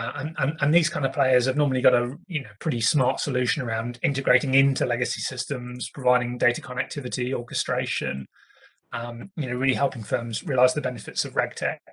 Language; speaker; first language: English; native; English